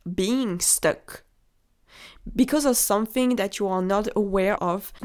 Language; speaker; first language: English; non-native, fluent; French